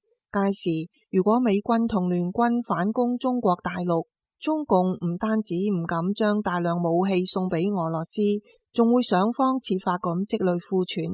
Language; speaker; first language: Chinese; non-native, local second language; Cantonese